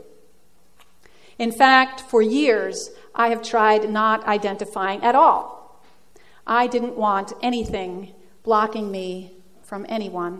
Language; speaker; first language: English; early bilingual, other home language; Dutch